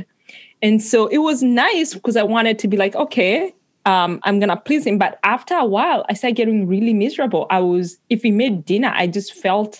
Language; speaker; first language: English; non-native, local second language; Kikuyu